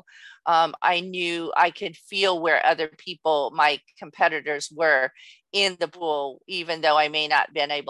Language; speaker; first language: English; native; English